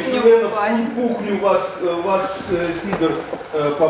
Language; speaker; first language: Russian; native; Russian